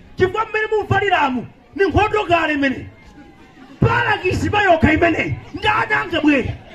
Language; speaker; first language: Nyanja; native; Nyanja